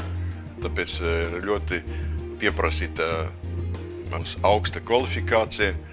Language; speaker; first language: Latvian; non-native, local second language; Russian